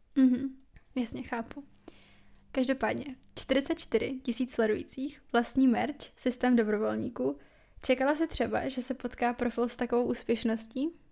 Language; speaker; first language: Czech; native; Czech